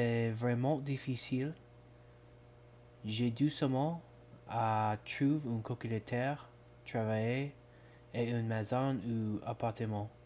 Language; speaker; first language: French; non-native, learner; English